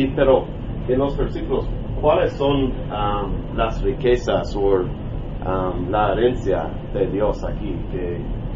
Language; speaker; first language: Spanish; non-native, learner; English